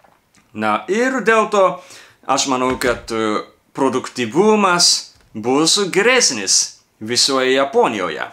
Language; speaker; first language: Lithuanian; non-native, fluent; Japanese